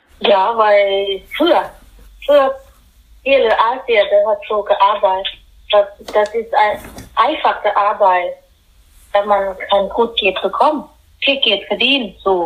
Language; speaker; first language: German; non-native, learner; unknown